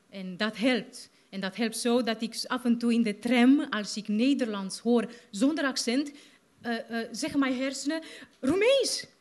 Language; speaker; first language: Dutch; non-native, fluent; Romanian